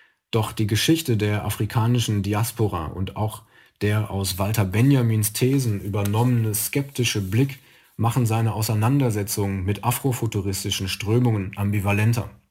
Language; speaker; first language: German; native; German